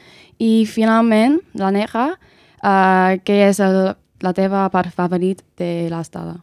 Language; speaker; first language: Catalan; non-native, learner; English